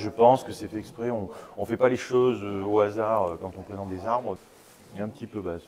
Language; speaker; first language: French; native; French